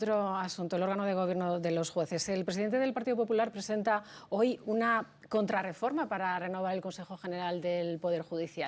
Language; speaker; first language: Spanish; native; Spanish